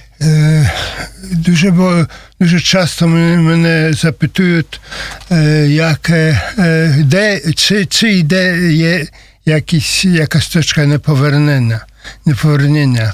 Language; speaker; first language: Ukrainian; non-native, learner; Polish